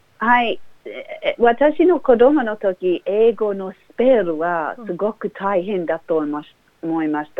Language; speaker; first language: Japanese; non-native, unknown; English